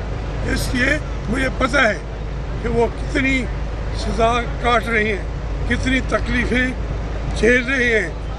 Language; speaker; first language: Urdu; native; Urdu